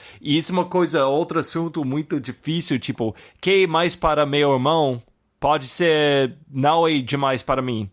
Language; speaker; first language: Portuguese; non-native, fluent; English